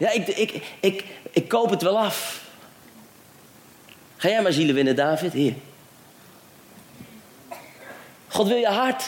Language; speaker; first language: Dutch; native; Dutch